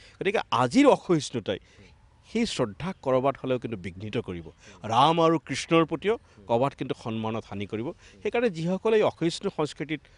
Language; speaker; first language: Assamese; native; Assamese